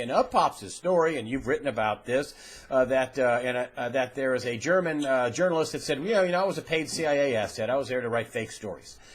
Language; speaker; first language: English; native; English